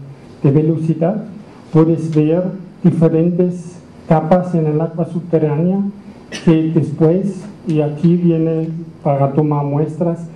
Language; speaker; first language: Spanish; non-native, learner; German